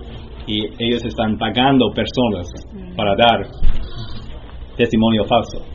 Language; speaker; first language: Spanish; non-native, learner; English